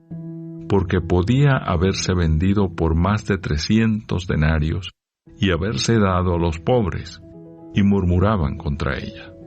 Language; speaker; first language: Spanish; native; Spanish